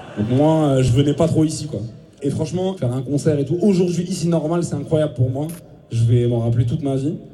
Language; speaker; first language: French; native; French